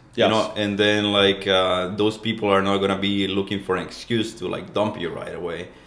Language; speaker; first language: English; non-native, fluent; Spanish